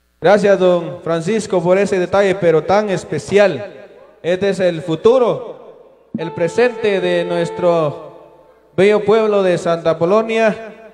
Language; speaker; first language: Spanish; non-native, local second language; Kaqchikel